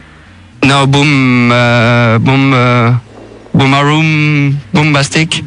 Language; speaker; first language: English; non-native, learner; French